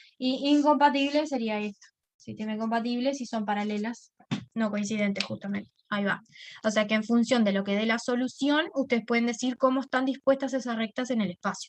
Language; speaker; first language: Spanish; native; Spanish